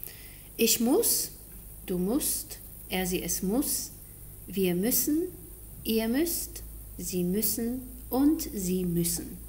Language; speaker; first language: German; non-native, fluent; English